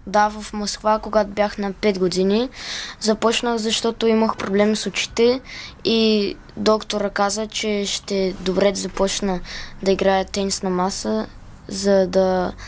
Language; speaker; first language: Bulgarian; early bilingual, heritage; Bulgarian